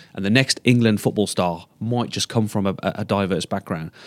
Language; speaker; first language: English; native; English